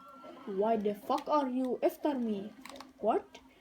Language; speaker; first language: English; non-native, learner; Danish